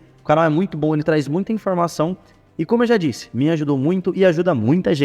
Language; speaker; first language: Portuguese; native; Portuguese